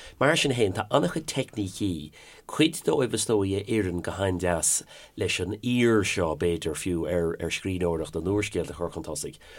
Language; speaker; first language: Irish; non-native, local second language; English